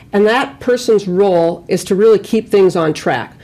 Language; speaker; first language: English; native; English